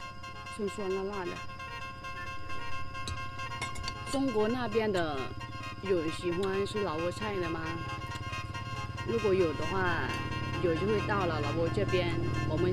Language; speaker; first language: Chinese; non-native, fluent; Lao